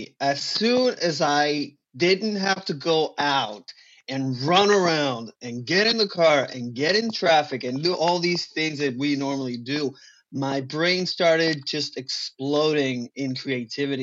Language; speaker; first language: English; non-native, fluent; Spanish